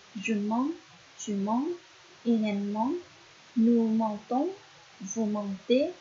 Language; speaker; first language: French; non-native, fluent; Vietnamese